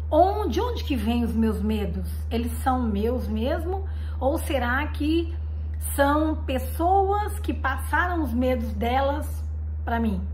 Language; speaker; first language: Portuguese; native; Portuguese